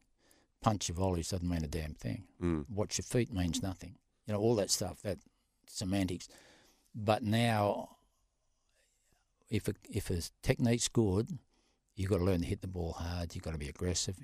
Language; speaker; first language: English; native; English